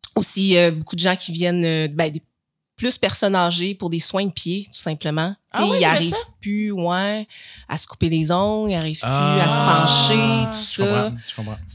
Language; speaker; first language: French; native; French